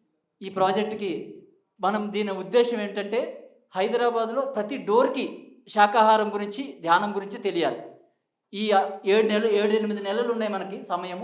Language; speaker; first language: Telugu; native; Telugu